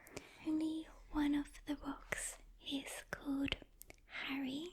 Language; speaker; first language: English; native; English